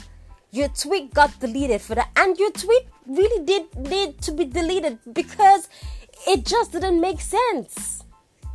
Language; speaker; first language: English; non-native, local second language; Igbo